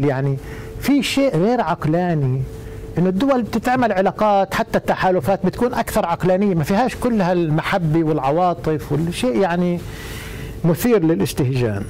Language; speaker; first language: Arabic; native; Arabic